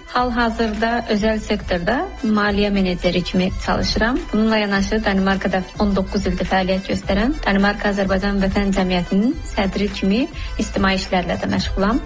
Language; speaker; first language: Azerbaijani; native; Azerbaijani